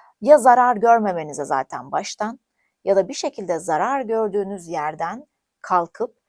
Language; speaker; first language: Turkish; native; Turkish